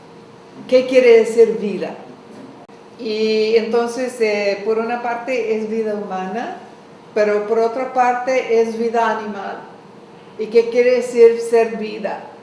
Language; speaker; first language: Spanish; non-native, fluent; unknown